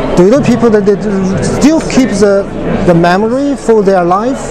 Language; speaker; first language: English; non-native, learner; Chinese